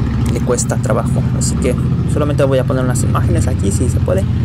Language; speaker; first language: Spanish; native; Spanish